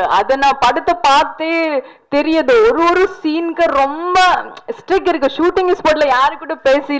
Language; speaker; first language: Tamil; non-native, learner; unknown